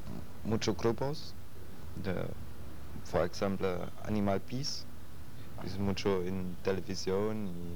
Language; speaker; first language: Spanish; non-native, learner; German